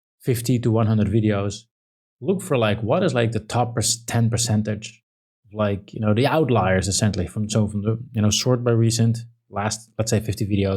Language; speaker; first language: English; non-native, fluent; Dutch